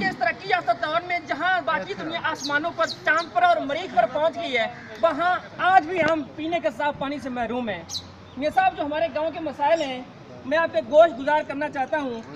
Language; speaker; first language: Urdu; non-native, local second language; Punjabi